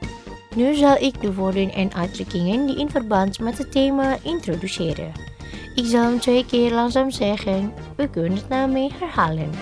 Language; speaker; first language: Dutch; non-native, learner; Indonesian